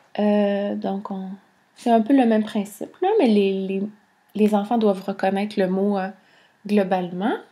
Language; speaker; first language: French; native; French